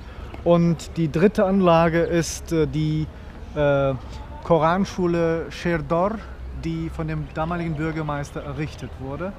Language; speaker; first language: German; non-native, fluent; Uzbek